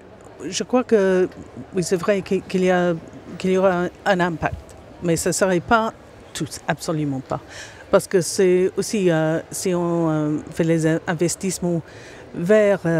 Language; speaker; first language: French; non-native, fluent; English